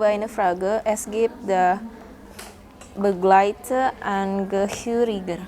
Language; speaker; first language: German; non-native, learner; Indonesian